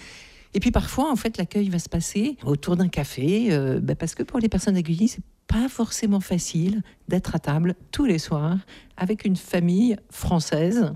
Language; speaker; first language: French; native; French